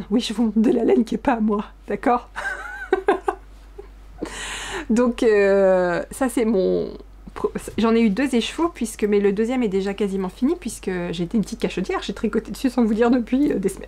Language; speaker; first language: French; native; French